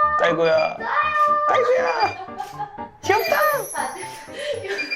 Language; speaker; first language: Korean; non-native, fluent; Japanese